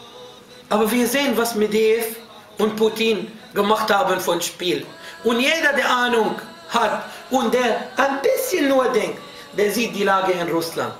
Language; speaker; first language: German; non-native, fluent; Arabic